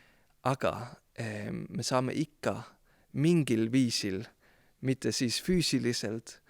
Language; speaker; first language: Estonian; non-native, fluent; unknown